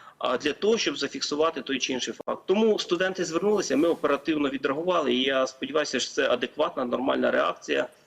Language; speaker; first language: Ukrainian; native; Ukrainian